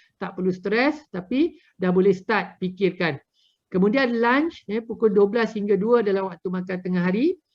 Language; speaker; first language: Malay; native; Malay